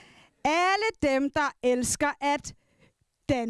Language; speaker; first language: Danish; non-native, local second language; Kalaallisut